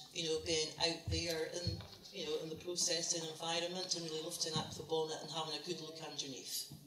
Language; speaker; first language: English; native; English